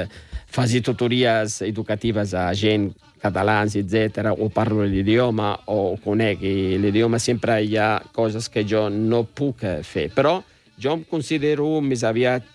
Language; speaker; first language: Catalan; non-native, fluent; Riffian